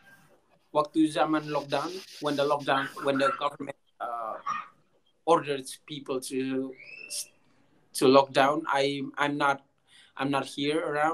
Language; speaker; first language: English; non-native, learner; Indonesian